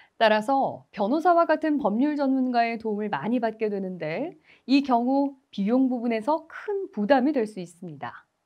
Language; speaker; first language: Korean; native; Korean